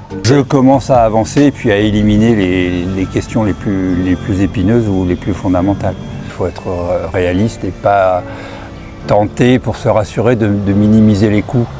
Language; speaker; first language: French; native; French